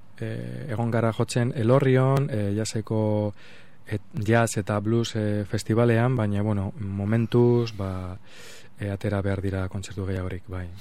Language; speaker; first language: Basque; non-native, local second language; Spanish